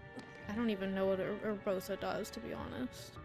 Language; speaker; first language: English; native; English